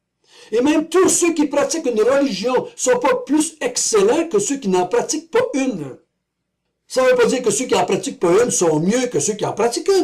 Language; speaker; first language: French; native; French